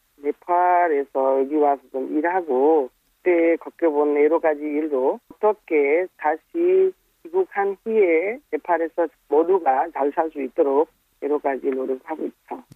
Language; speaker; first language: Korean; non-native, fluent; Nepali